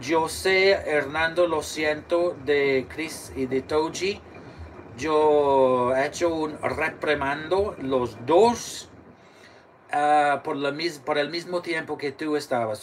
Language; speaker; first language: Spanish; non-native, learner; English